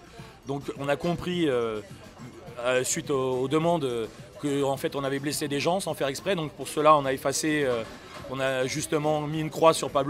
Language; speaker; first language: French; native; French